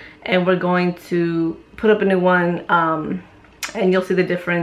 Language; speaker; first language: English; early bilingual, other home language; Spanish